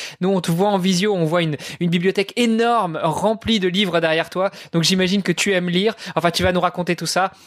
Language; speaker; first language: French; native; French